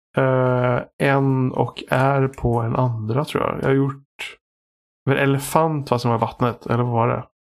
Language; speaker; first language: Swedish; native; Swedish